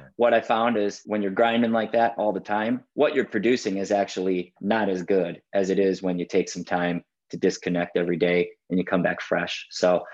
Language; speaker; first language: English; native; English